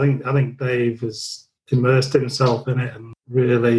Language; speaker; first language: English; native; English